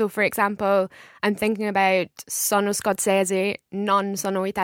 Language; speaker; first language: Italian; non-native, learner; English